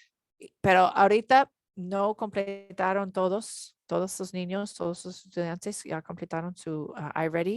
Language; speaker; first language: Spanish; non-native, learner; English